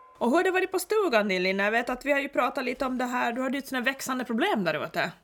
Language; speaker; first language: Swedish; native; Swedish